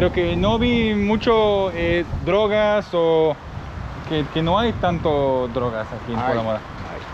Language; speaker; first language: Spanish; non-native, learner; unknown